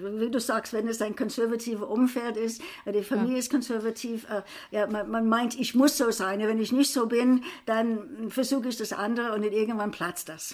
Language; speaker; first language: German; non-native, fluent; English